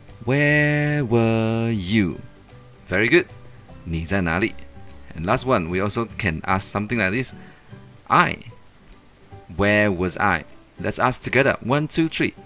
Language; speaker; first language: English; non-native, local second language; Chinese